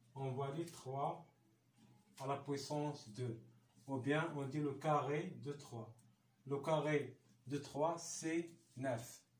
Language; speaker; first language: French; non-native, local second language; Arabic